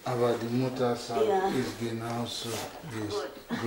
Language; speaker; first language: German; non-native, learner; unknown